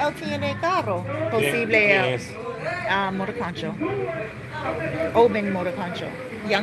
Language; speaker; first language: Spanish; non-native, learner; English